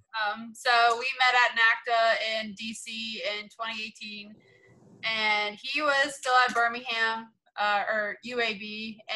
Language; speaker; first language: English; native; English